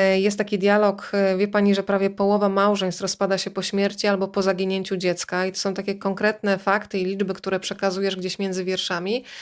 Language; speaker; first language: Polish; native; Polish